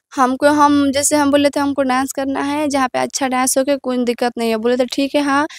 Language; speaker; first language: Hindi; native; Hindi